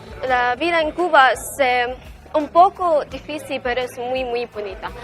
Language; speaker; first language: Spanish; non-native, learner; Arabic